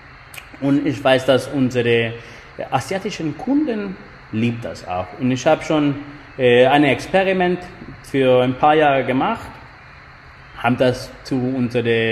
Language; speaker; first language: German; non-native, fluent; Spanish